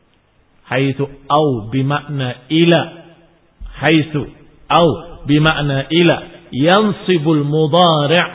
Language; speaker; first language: Arabic; non-native, fluent; Indonesian